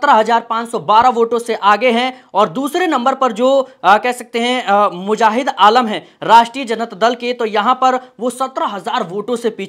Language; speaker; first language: Hindi; native; Hindi